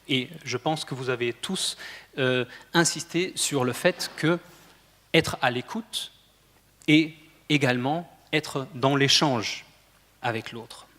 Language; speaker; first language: French; non-native, fluent; German